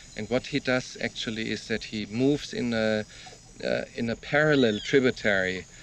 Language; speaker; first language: English; non-native, fluent; German